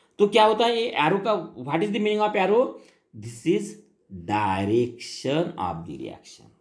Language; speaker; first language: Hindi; non-native, local second language; Marathi